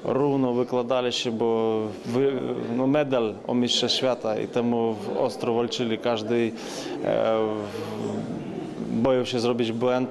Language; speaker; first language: Polish; non-native, learner; Ukrainian